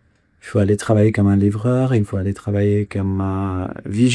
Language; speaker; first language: French; non-native, fluent; Kurdish